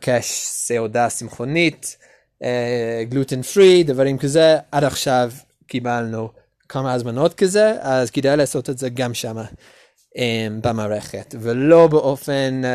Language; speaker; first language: Hebrew; non-native, learner; English